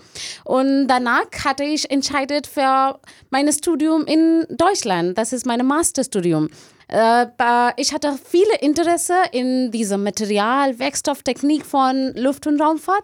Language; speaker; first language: German; non-native, learner; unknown